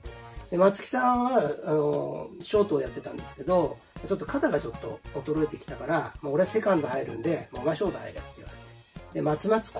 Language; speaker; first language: Japanese; native; Japanese